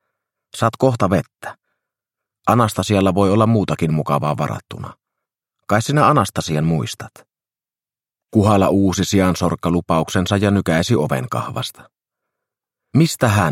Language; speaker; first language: Finnish; native; Finnish